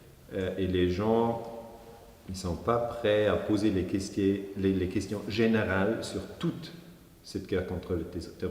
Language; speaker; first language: French; non-native, fluent; German